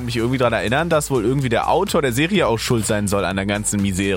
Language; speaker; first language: German; native; German